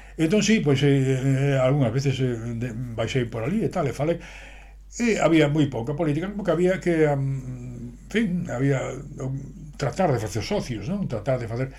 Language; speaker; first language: Galician; non-native, local second language; Spanish